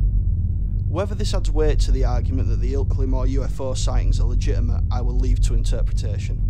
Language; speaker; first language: English; native; English